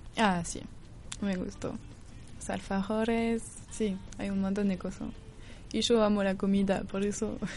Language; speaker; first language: Spanish; non-native, learner; French